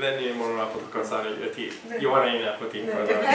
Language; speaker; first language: Greek; non-native, learner; English